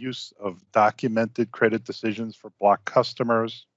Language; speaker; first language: English; native; English